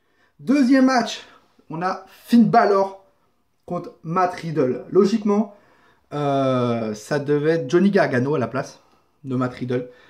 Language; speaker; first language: French; native; French